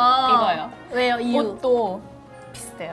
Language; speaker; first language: Korean; non-native, learner; English